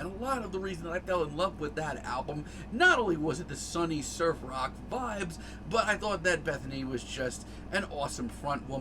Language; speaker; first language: English; native; English